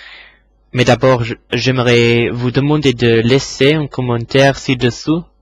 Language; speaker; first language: French; non-native, fluent; English